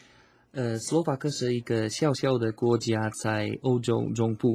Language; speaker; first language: Chinese; non-native, fluent; Slovak